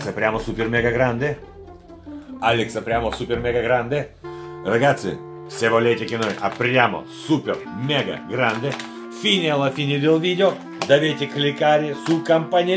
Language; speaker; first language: Italian; non-native, fluent; Russian